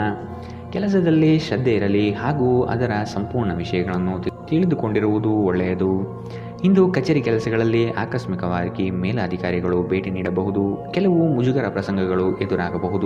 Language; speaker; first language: Kannada; native; Kannada